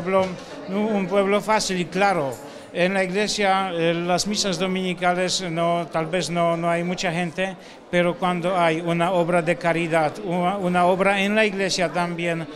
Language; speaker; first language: Spanish; non-native, fluent; Polish